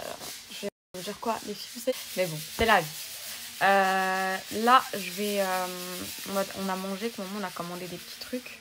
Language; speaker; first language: French; native; French